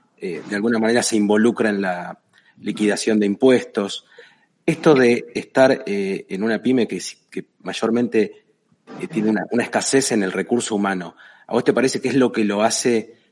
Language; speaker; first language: Spanish; native; Spanish